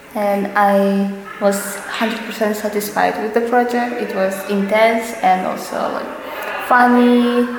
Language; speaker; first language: English; non-native, fluent; Russian